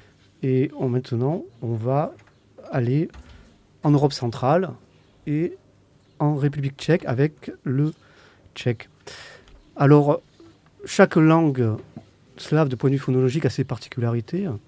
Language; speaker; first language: French; native; French